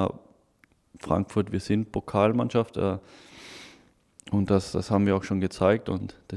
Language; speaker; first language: German; native; German